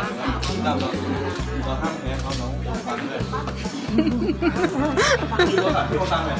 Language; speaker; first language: Thai; native; Thai